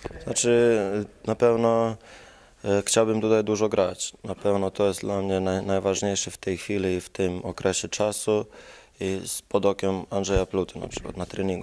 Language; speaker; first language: Polish; non-native, fluent; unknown